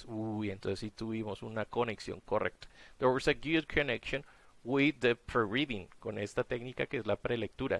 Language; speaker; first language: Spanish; native; Spanish